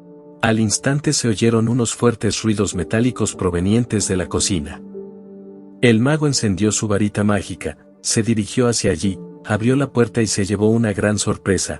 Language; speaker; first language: Spanish; native; Spanish